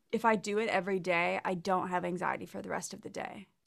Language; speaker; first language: English; native; English